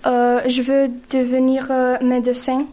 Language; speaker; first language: French; non-native, learner; Romanian